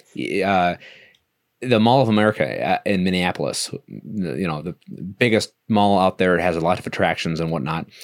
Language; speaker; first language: English; native; English